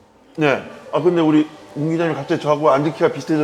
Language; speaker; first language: Korean; native; Korean